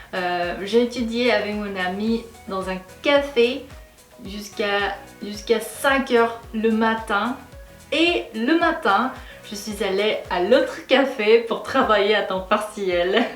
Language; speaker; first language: French; non-native, fluent; Korean